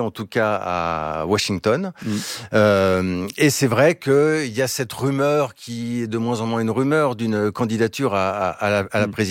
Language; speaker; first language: French; native; French